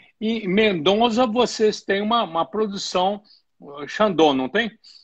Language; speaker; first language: Portuguese; native; Portuguese